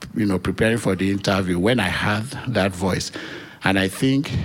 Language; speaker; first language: English; non-native, local second language; Yoruba